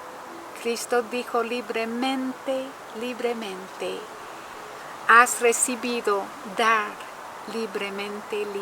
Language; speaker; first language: Spanish; non-native, fluent; English